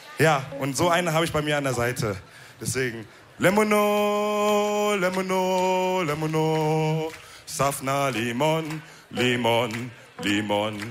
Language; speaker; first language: German; early bilingual, other home language; Wolof